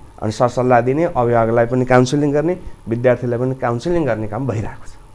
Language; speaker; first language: Nepali; native; Nepali